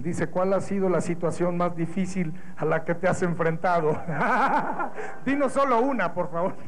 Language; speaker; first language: Spanish; native; Spanish